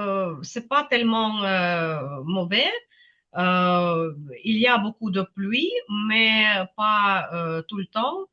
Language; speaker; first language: French; non-native, fluent; Ukrainian